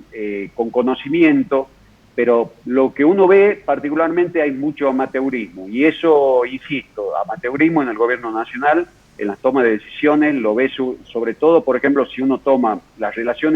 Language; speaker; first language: Spanish; native; Spanish